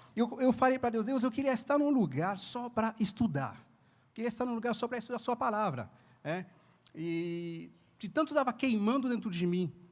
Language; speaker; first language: Portuguese; non-native, fluent; Haitian Creole